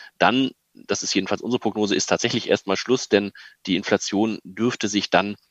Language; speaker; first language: German; native; German